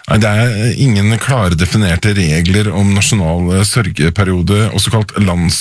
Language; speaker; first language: Norwegian; native; Norwegian